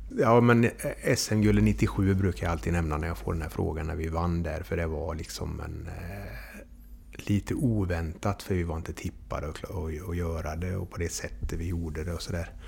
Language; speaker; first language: Swedish; native; Swedish